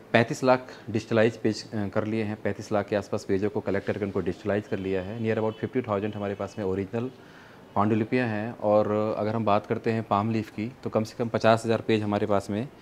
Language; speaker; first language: Hindi; native; Hindi